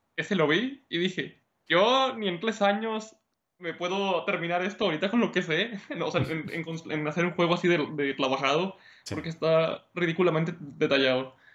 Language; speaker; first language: Spanish; native; Spanish